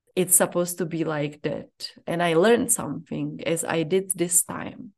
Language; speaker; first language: English; non-native, fluent; Czech